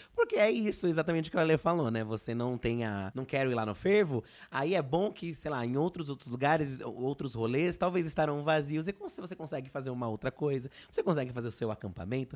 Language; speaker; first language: Portuguese; native; Portuguese